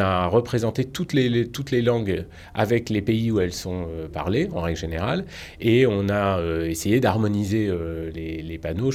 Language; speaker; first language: French; native; French